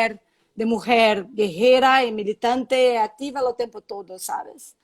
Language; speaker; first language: Spanish; non-native, learner; Portuguese